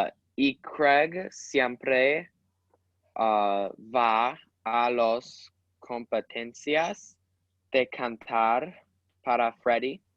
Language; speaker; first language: Spanish; non-native, learner; English